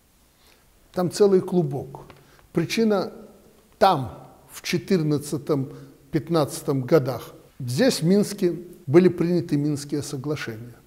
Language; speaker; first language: Russian; native; Russian